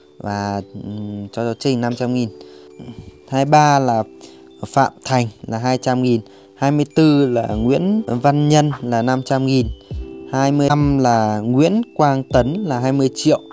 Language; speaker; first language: Vietnamese; native; Vietnamese